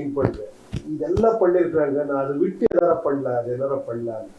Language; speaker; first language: Tamil; non-native, learner; Kannada